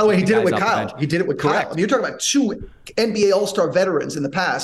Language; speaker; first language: English; native; English